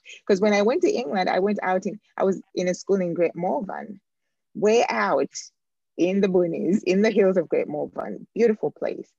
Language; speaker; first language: English; non-native, local second language; Ganda